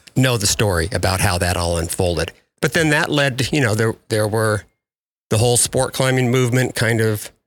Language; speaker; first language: English; native; English